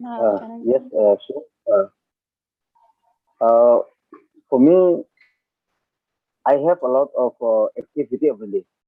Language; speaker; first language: English; non-native, learner; Indonesian